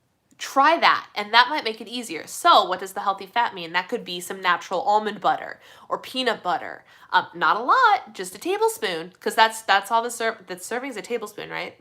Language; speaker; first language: English; native; English